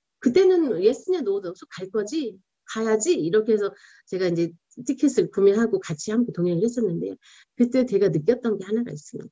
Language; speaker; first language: Korean; native; Korean